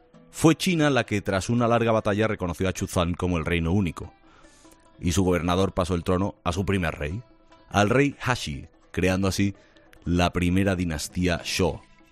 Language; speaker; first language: Spanish; native; Spanish